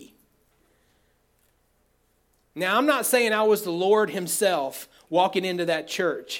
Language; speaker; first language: English; native; English